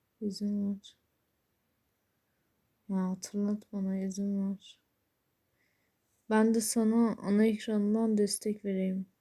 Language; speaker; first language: Turkish; native; Turkish